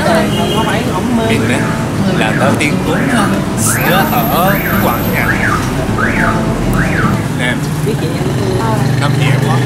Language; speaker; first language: Vietnamese; non-native, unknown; Japanese